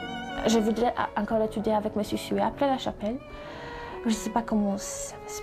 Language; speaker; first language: French; non-native, learner; Polish